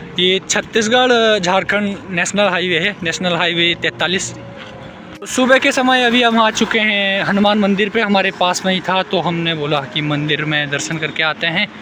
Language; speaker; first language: Hindi; native; Hindi